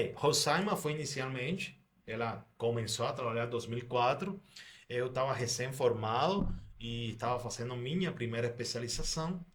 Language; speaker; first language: Portuguese; non-native, fluent; Spanish